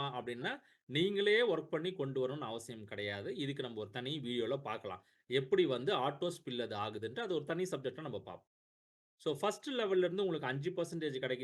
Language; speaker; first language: Tamil; native; Tamil